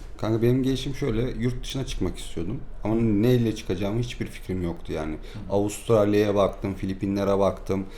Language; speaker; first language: Turkish; native; Turkish